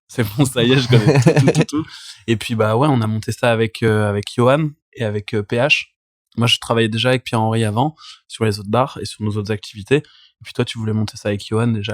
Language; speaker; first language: French; native; French